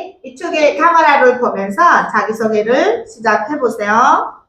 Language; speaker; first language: Korean; non-native, fluent; Nepali